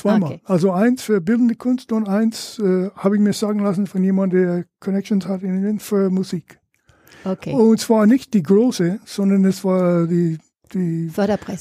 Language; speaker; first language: German; non-native, fluent; English